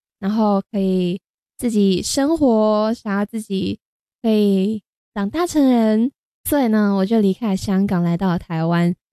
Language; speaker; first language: Chinese; non-native, local second language; Cantonese